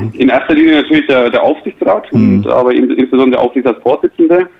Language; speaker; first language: German; native; German